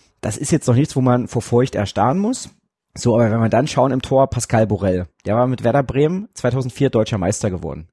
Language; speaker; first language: German; native; German